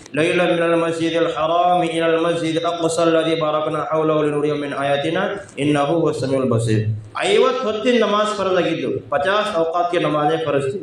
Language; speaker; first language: Kannada; non-native, local second language; Urdu